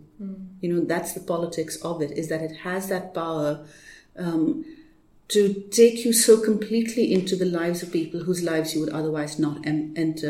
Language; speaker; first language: English; non-native, local second language; Urdu